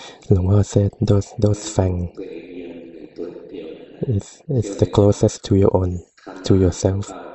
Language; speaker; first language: English; non-native, fluent; Thai